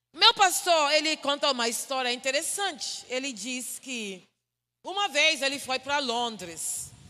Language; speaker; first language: Portuguese; non-native, fluent; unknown